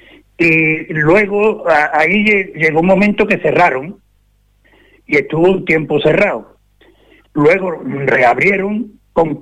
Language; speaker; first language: Spanish; native; Spanish